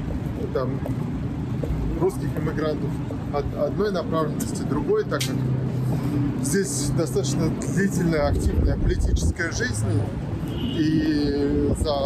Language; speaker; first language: Russian; native; Russian